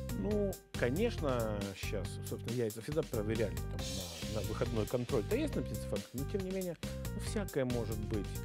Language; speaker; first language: Russian; native; Russian